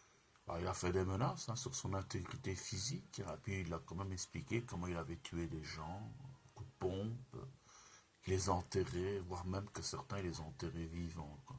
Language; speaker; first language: French; native; French